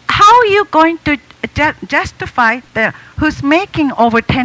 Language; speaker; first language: English; non-native, fluent; Japanese